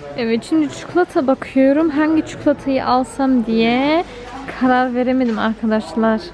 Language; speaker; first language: Turkish; early bilingual, heritage; Turkish